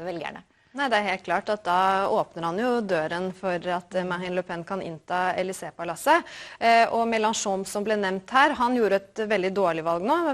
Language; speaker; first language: Norwegian; native; Norwegian